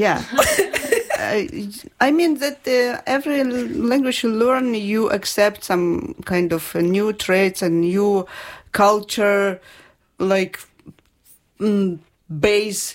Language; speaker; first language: English; non-native, learner; Ukrainian